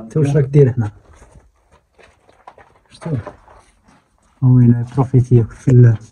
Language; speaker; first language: French; non-native, local second language; Arabic